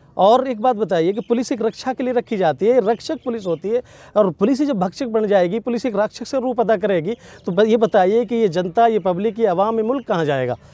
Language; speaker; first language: Hindi; native; Hindi